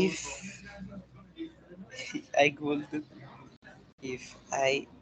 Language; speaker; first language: English; non-native, learner; Spanish